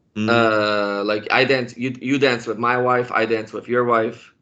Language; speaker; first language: English; non-native, fluent; Polish